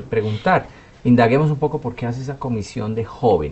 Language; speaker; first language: Spanish; native; Spanish